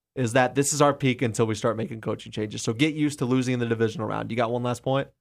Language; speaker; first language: English; native; English